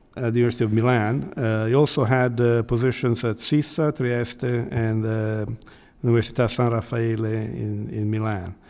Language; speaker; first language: English; non-native, fluent; Italian